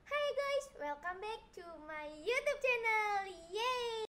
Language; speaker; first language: English; non-native, learner; Indonesian